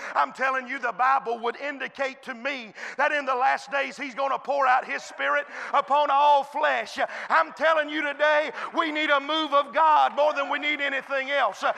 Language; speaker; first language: English; native; English